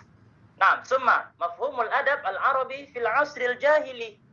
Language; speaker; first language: Arabic; non-native, learner; Indonesian